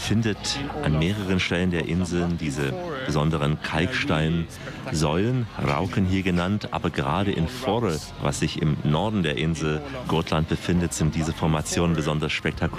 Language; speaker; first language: German; native; German